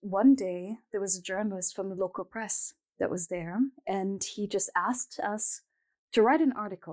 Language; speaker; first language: English; non-native, fluent; German